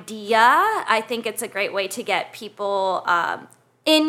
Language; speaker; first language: English; native; English